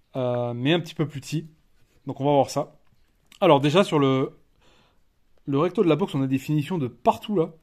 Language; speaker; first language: French; native; French